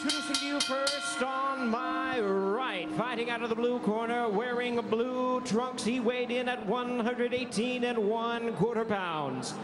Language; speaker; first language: English; native; English